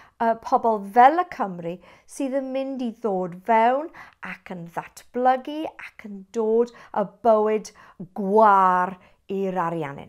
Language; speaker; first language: Welsh; non-native, fluent; English